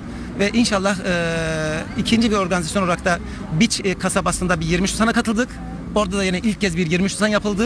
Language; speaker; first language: Turkish; native; Turkish